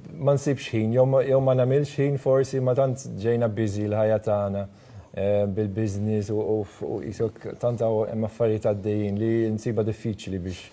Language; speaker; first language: Maltese; non-native, fluent; Dutch